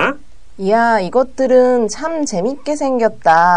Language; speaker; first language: Korean; non-native, learner; Japanese